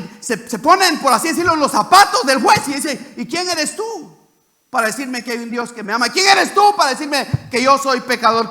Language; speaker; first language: Spanish; native; Spanish